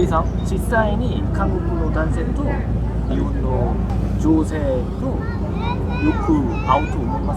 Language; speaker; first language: Japanese; non-native, learner; Korean